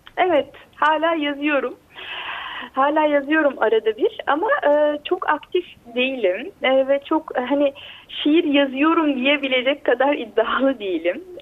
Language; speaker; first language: Turkish; native; Turkish